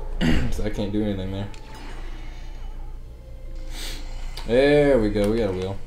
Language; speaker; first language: English; native; English